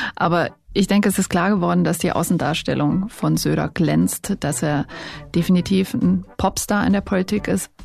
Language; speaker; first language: German; native; German